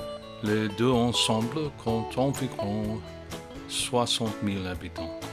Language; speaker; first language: French; non-native, fluent; English